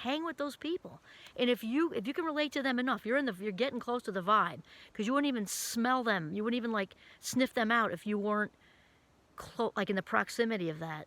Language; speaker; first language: English; native; English